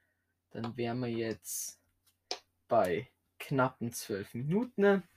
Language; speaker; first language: German; native; German